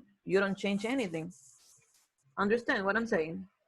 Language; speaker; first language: English; non-native, fluent; Spanish